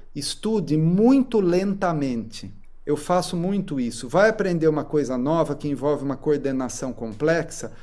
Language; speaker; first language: Portuguese; native; Portuguese